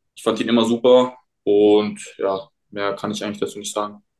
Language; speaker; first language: German; native; German